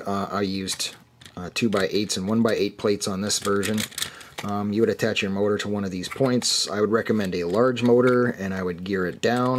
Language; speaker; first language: English; native; English